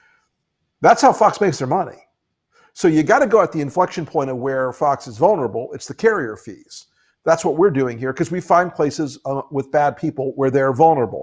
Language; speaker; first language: English; native; English